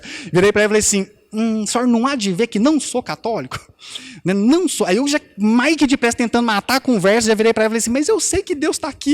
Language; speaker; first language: Portuguese; native; Portuguese